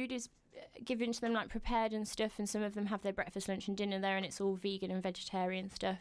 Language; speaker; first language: English; native; English